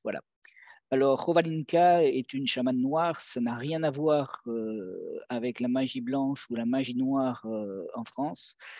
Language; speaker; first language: French; native; French